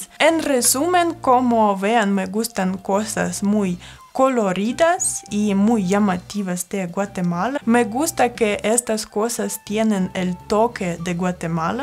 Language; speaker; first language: Spanish; non-native, fluent; Russian